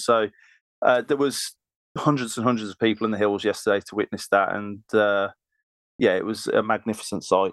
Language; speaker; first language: English; native; English